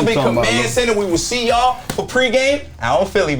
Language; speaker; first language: English; native; English